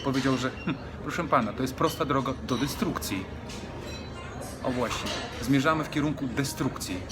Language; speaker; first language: Polish; non-native, fluent; Russian